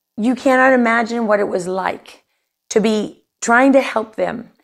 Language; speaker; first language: English; native; English